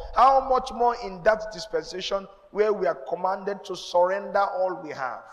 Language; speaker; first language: English; non-native, local second language; Yoruba